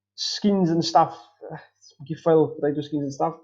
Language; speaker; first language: English; non-native, local second language; Afrikaans